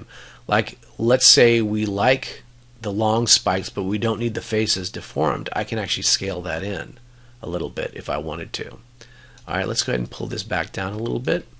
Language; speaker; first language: English; native; English